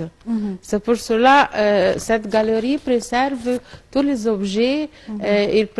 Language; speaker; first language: French; non-native, fluent; Arabic